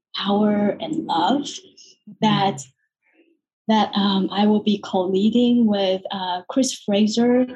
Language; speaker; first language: English; non-native, fluent; Chinese